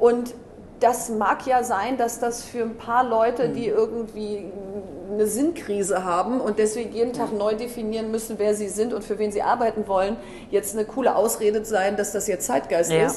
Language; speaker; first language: German; native; German